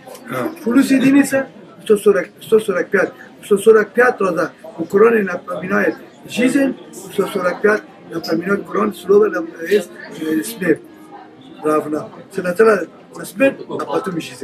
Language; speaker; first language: Russian; non-native, learner; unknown